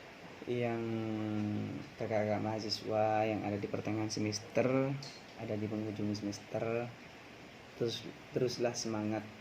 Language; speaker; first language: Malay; non-native, local second language; Madurese